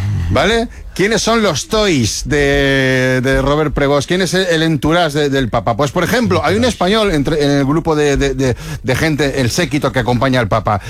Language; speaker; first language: Spanish; native; Spanish